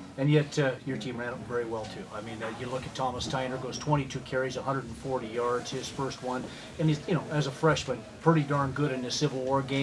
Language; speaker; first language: English; native; English